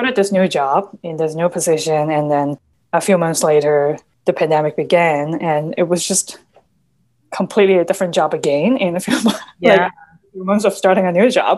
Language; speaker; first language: English; non-native, local second language; Cantonese